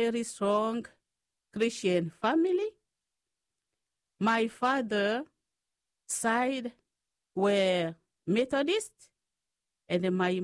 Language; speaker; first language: English; non-native, fluent; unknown